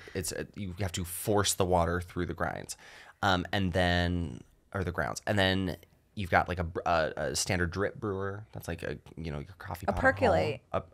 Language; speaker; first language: English; native; English